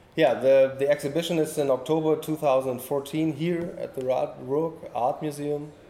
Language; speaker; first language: English; non-native, learner; German